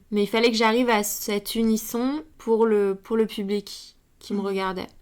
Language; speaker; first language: French; native; French